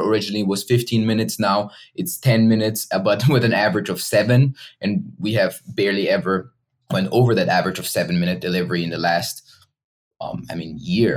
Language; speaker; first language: English; non-native, fluent; German